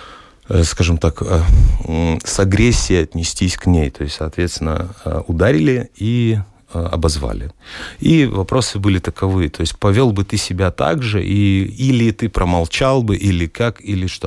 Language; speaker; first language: Russian; native; Russian